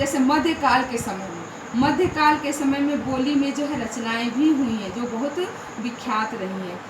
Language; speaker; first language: Hindi; native; Hindi